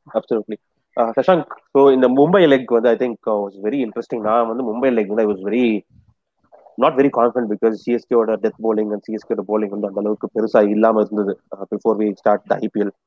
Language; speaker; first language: English; non-native, local second language; Tamil